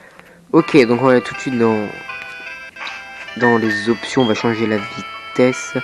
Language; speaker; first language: French; native; French